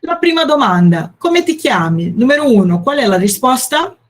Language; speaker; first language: Italian; non-native, fluent; Portuguese